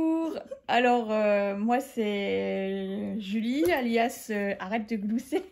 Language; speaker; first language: French; native; French